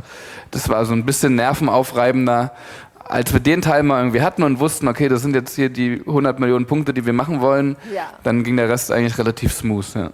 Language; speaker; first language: German; native; German